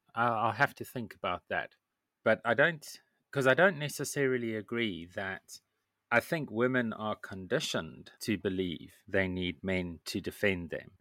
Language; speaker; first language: English; native; English